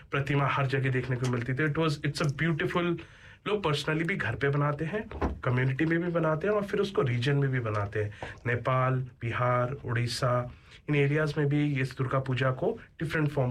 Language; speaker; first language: Hindi; non-native, local second language; Bangla